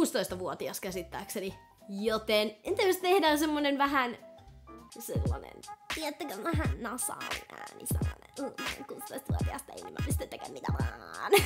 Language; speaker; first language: Finnish; native; Finnish